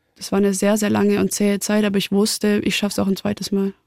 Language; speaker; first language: German; native; German